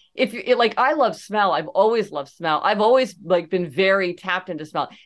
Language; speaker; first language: English; native; English